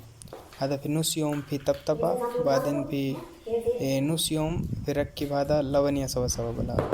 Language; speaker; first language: Arabic; non-native, local second language; Hindi